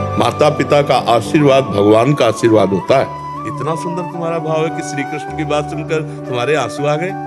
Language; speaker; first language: Hindi; native; Hindi